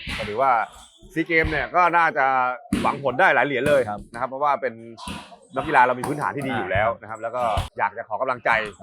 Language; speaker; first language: Thai; native; Thai